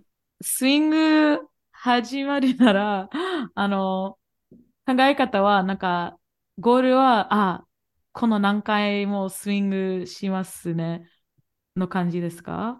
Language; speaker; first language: Japanese; non-native, fluent; English